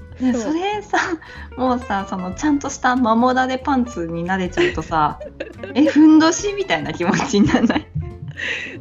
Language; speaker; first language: Japanese; native; Japanese